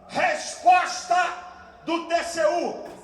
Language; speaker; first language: Portuguese; native; Portuguese